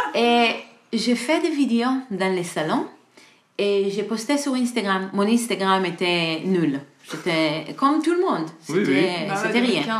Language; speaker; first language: French; non-native, learner; Hebrew